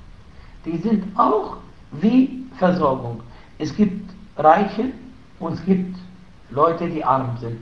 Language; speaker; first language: German; non-native, fluent; Arabic